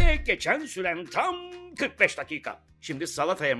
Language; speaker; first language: Turkish; native; Turkish